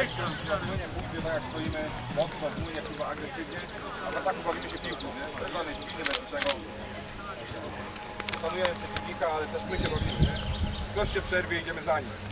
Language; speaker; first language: Polish; native; Polish